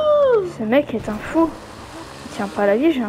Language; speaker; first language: French; native; French